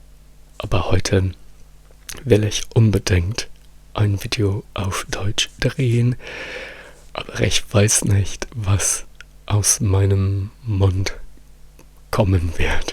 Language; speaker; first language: German; non-native, fluent; Italian